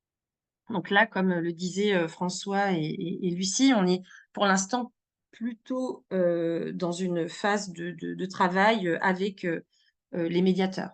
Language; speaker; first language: French; native; French